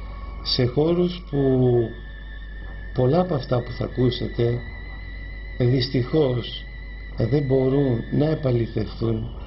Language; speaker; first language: Greek; native; Greek